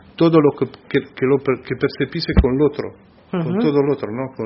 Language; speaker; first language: Spanish; non-native, fluent; Italian